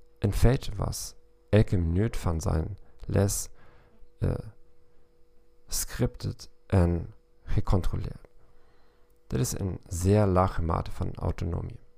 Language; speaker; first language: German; non-native, learner; Dutch